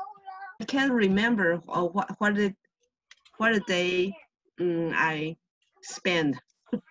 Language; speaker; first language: English; non-native, learner; Chinese